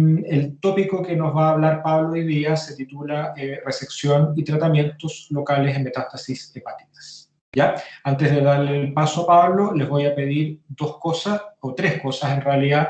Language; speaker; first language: Spanish; native; Spanish